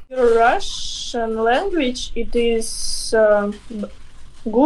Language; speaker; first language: English; non-native, learner; Russian